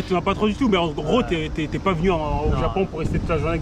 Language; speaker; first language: French; native; French